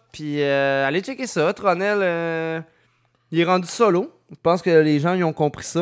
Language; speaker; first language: French; native; French